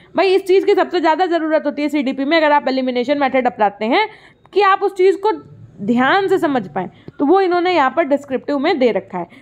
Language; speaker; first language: Hindi; native; Hindi